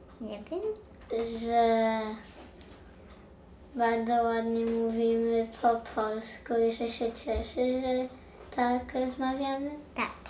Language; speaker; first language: Polish; early bilingual, heritage; Polish